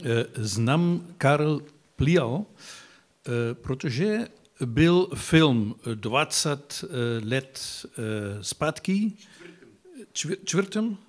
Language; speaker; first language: Czech; non-native, learner; Dutch